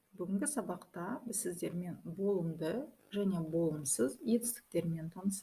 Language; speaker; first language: Kazakh; native; Kazakh